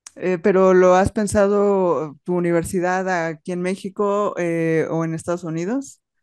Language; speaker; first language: Spanish; native; Spanish